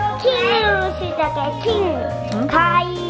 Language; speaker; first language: Korean; early bilingual, heritage; Korean